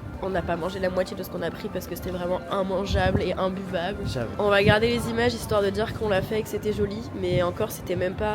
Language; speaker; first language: French; native; French